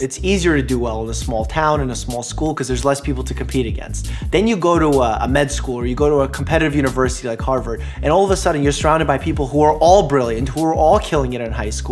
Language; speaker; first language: English; native; English